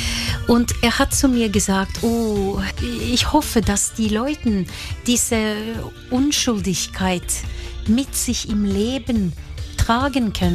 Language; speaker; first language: German; non-native, fluent; Norwegian